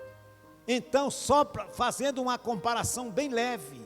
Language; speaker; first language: Portuguese; native; Portuguese